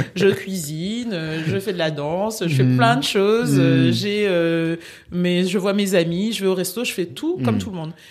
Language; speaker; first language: French; native; French